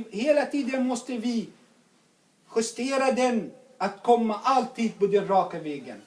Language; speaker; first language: Swedish; non-native, fluent; Arabic